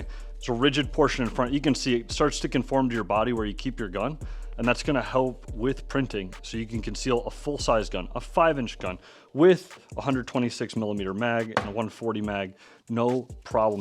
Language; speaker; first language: English; native; English